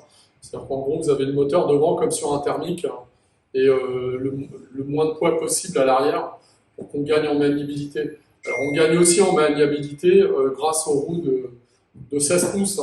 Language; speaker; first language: French; native; French